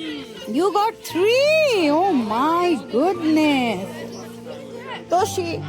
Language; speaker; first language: English; non-native, fluent; Bangla